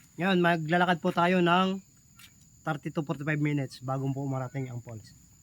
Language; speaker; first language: Filipino; native; Filipino